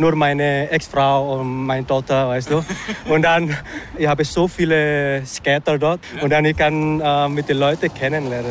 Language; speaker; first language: German; non-native, learner; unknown